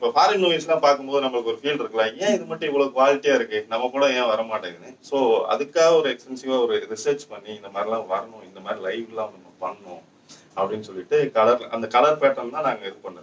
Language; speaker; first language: Tamil; native; Tamil